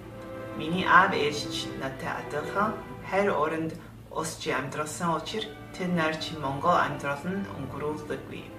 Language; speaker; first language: Mongolian; early bilingual, heritage; Mongolian